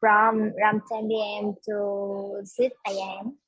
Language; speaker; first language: English; non-native, learner; Vietnamese